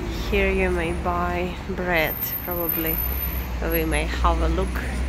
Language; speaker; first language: English; non-native, fluent; Russian